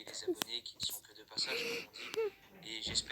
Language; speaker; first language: French; native; French